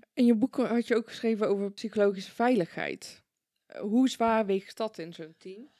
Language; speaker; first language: Dutch; early bilingual, other home language; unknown